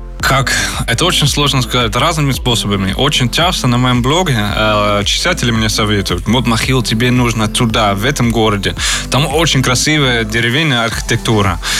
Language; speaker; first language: Russian; non-native, fluent; Dutch